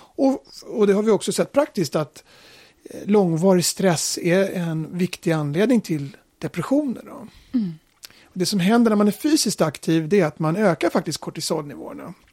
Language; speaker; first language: Swedish; native; Swedish